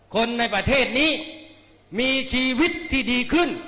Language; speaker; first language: Thai; native; Thai